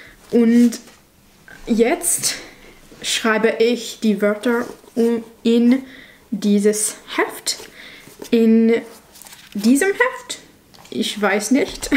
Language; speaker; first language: German; non-native, learner; English